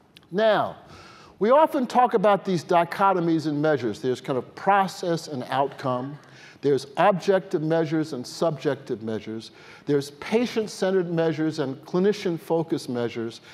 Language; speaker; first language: English; native; English